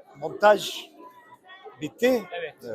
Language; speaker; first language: Turkish; non-native, learner; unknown